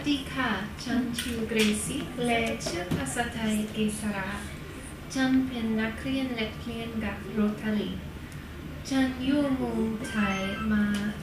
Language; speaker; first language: Thai; non-native, learner; English